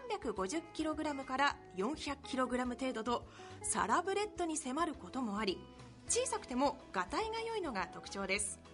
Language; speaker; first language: Japanese; native; Japanese